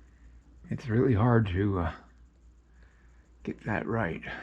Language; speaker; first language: English; native; English